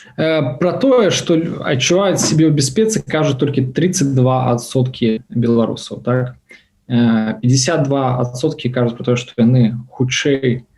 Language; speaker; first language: Belarusian; non-native, local second language; Russian